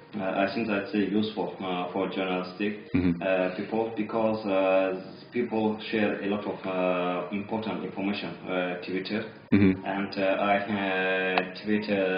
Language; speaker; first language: English; non-native, learner; Azerbaijani